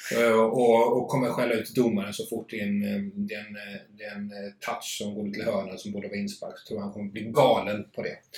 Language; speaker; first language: Swedish; native; Swedish